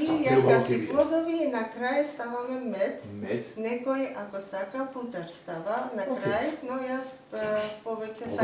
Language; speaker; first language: Macedonian; non-native, fluent; Armenian